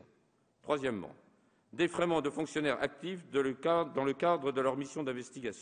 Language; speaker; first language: French; native; French